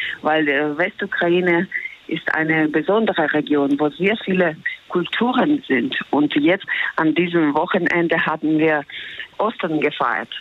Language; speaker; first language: German; non-native, fluent; Ukrainian